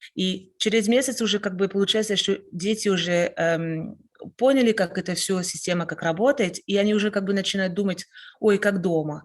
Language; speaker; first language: Russian; non-native, fluent; French